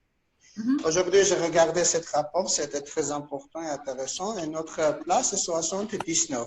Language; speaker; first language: French; non-native, fluent; Armenian